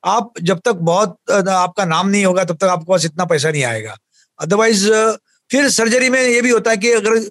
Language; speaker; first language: Hindi; native; Hindi